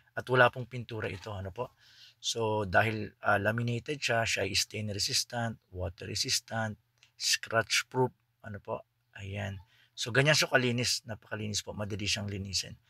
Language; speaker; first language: Filipino; native; Filipino